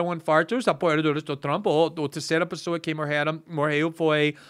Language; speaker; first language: Portuguese; non-native, fluent; English